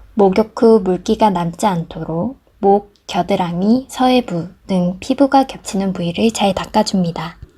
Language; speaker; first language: Korean; native; Korean